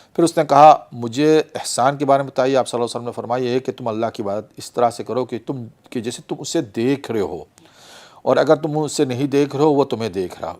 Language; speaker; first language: Urdu; early bilingual, heritage; Urdu